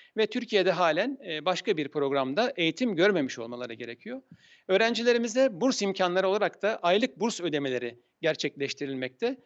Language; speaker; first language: Turkish; native; Turkish